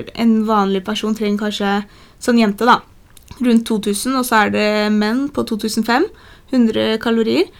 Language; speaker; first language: Norwegian; early bilingual, other home language; Polish